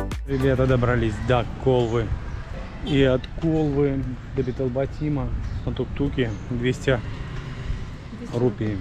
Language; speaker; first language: Russian; native; Russian